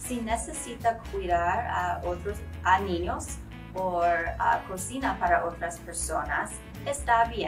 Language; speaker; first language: Spanish; non-native, learner; English